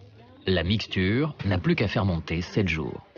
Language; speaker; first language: French; native; French